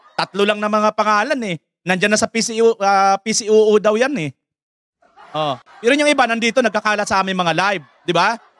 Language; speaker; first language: Filipino; native; Filipino